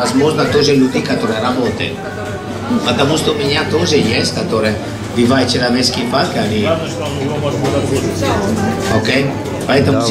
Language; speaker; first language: Russian; non-native, learner; Italian